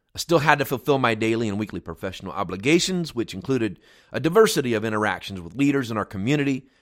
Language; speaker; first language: English; native; English